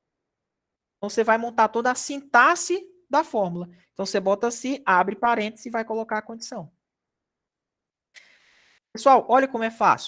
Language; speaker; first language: Portuguese; native; Portuguese